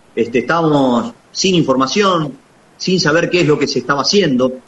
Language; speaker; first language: Spanish; native; Spanish